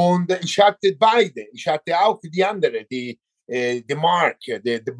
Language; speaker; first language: German; non-native, learner; Italian